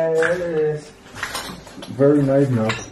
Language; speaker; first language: English; non-native, learner; Dutch